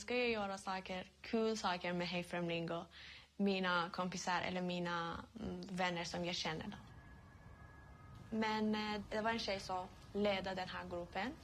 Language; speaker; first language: Swedish; non-native, learner; Persian